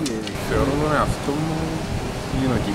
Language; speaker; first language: Greek; native; Greek